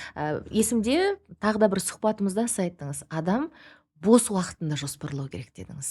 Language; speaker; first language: Kazakh; native; Kazakh